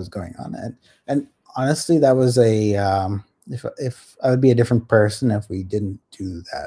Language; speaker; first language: English; native; English